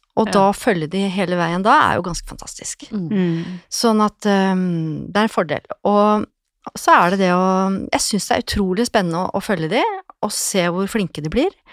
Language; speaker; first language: Norwegian; native; Norwegian